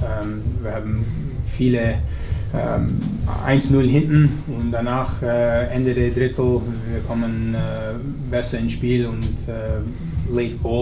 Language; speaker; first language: German; non-native, learner; English